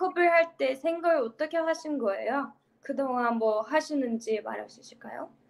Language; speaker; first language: Korean; non-native, learner; Turkish